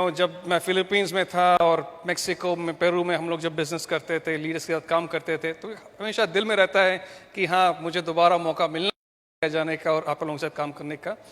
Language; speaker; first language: Hindi; non-native, local second language; Malayalam